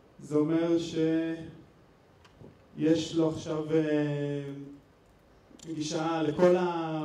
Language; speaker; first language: Hebrew; native; Hebrew